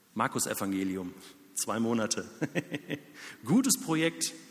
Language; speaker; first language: German; native; German